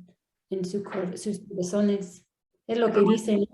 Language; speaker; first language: Spanish; non-native, learner; English